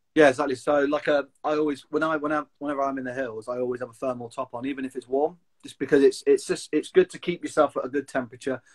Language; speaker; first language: English; native; English